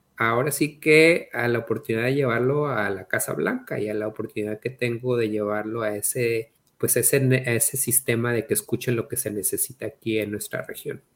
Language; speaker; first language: Spanish; native; Spanish